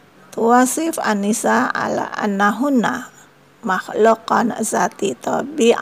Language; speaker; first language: Arabic; non-native, fluent; Indonesian